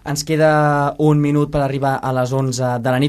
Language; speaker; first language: Catalan; native; Catalan